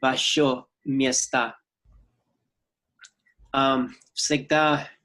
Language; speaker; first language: Russian; non-native, learner; English